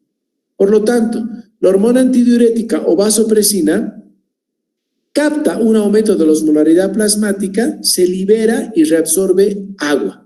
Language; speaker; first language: Spanish; native; Spanish